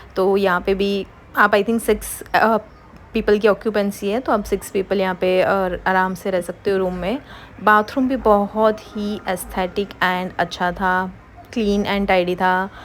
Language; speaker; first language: Hindi; non-native, local second language; Gujarati